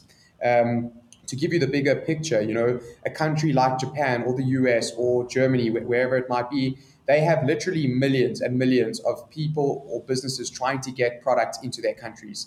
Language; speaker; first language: English; native; English